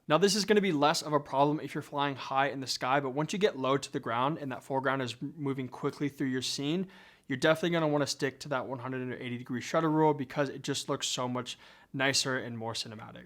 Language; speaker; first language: English; native; English